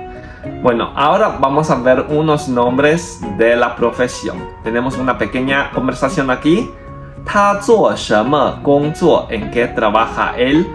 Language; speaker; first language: Spanish; non-native, fluent; Chinese